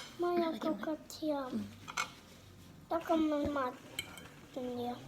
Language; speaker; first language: Thai; early bilingual, heritage; Thai